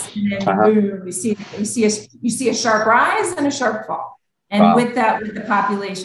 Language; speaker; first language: English; native; English